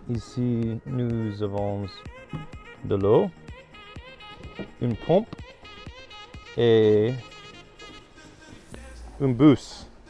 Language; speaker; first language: French; non-native, learner; English